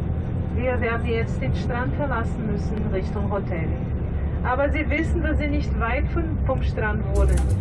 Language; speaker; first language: German; non-native, fluent; Portuguese